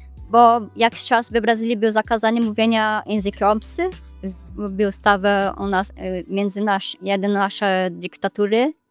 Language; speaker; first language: Polish; non-native, learner; Portuguese